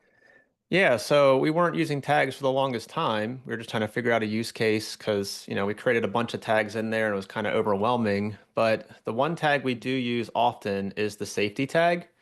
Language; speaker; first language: English; native; English